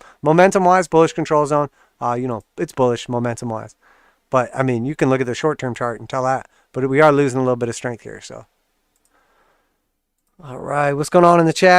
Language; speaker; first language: English; native; English